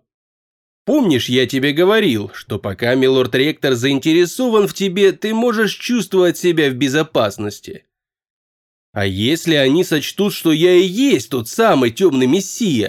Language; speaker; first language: Russian; native; Russian